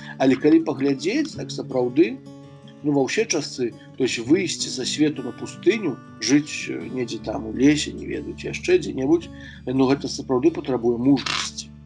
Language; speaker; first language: Belarusian; native; Belarusian